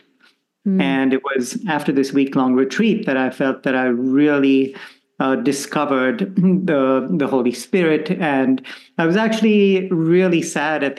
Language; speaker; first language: English; non-native, local second language; Konkani